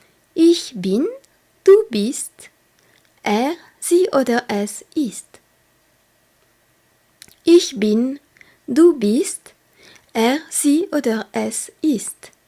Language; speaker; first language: German; non-native, fluent; French